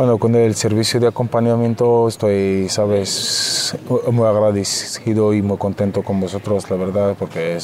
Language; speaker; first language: Spanish; non-native, fluent; Arabic